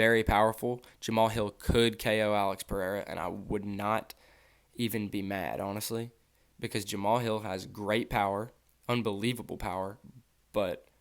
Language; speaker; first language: English; native; English